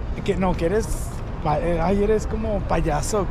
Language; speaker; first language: Spanish; native; Spanish